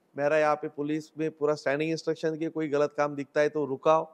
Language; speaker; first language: Hindi; non-native, local second language; Marathi